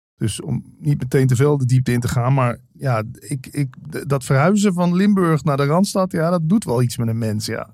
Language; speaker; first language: Dutch; native; Dutch